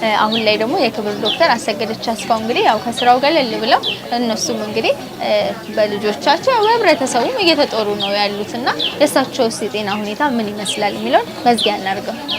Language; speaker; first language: Amharic; native; Amharic